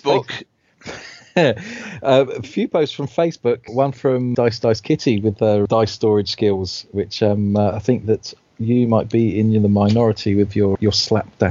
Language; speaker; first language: English; native; English